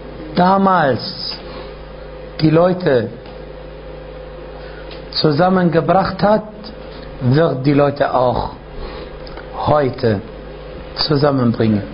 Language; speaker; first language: German; non-native, fluent; Arabic